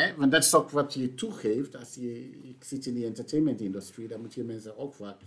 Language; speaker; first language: Dutch; non-native, fluent; English